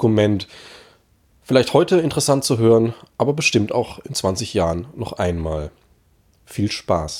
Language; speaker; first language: German; native; German